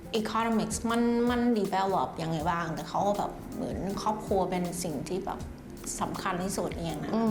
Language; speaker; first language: Thai; non-native, fluent; Vietnamese